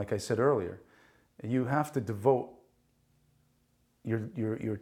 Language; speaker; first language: English; early bilingual, other home language; Italian